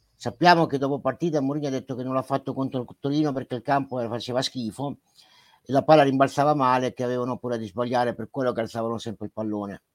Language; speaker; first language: Italian; native; Italian